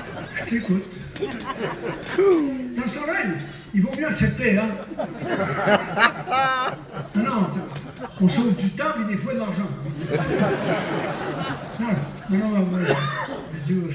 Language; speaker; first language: French; native; French